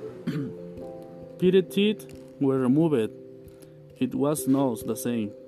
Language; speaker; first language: English; non-native, learner; Spanish